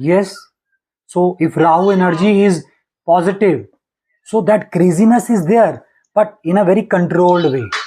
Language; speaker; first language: English; non-native, local second language; Hindi